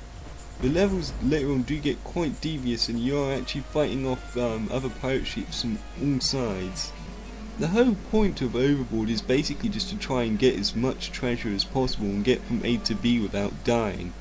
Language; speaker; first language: English; native; English